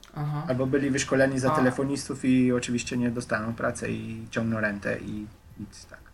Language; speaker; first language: Polish; non-native, fluent; Slovenian